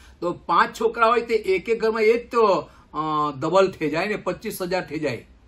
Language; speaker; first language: Gujarati; non-native, local second language; Gamit